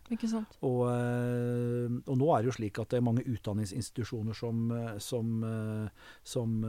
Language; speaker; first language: Norwegian; native; Norwegian